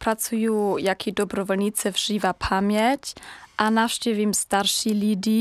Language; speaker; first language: Czech; non-native, learner; German